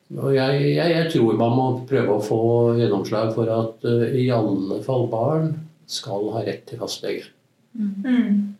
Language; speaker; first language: Norwegian; native; Norwegian